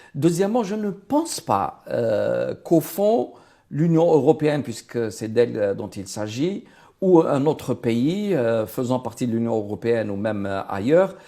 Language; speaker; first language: French; non-native, local second language; Arabic